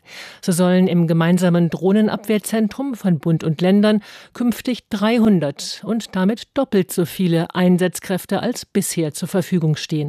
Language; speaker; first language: German; native; German